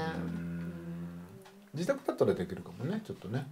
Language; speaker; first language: Japanese; native; Japanese